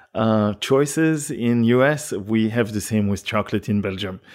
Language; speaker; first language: English; non-native, fluent; French